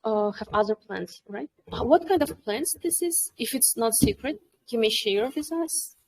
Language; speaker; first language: English; non-native, fluent; Kyrgyz